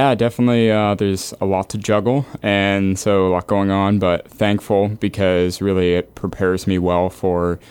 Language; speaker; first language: English; native; English